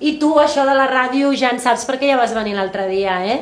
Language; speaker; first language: Catalan; native; Catalan